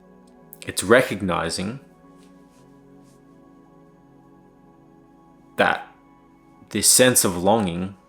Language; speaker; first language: English; native; English